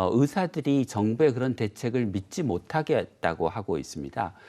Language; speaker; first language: Korean; native; Korean